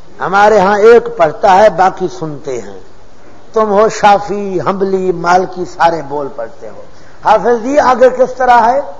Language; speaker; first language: Urdu; non-native, local second language; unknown